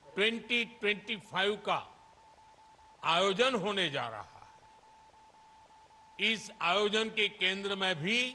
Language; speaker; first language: Hindi; native; Hindi